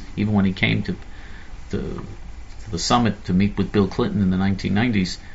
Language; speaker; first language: English; native; English